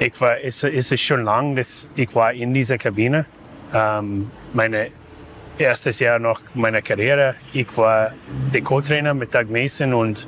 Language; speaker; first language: German; non-native, fluent; English